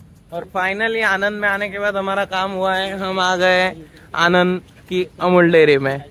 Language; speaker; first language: Hindi; native; Hindi